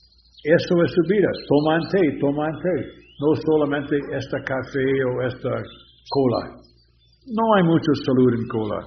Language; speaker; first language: Spanish; non-native, learner; English